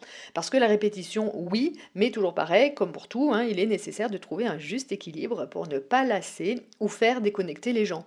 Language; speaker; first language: French; native; French